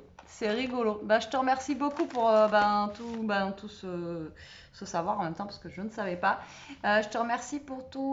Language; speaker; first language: French; native; French